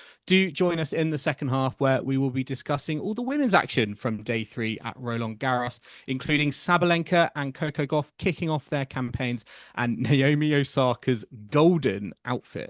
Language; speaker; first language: English; native; English